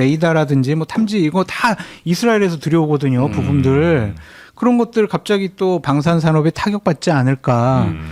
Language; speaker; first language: Korean; native; Korean